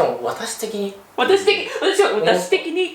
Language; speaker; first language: Japanese; native; Japanese